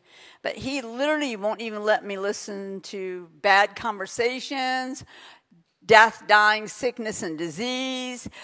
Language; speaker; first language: English; native; English